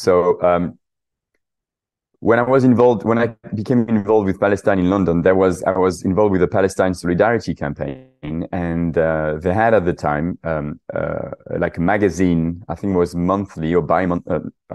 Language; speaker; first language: English; non-native, fluent; French